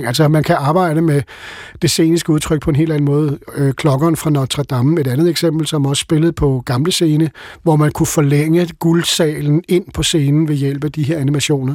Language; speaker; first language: Danish; native; Danish